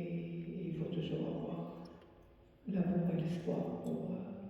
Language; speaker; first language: French; non-native, fluent; Arabic